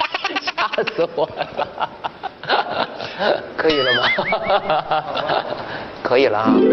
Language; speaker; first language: Chinese; native; Chinese